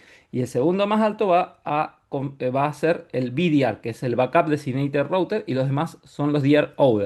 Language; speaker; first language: Spanish; native; Spanish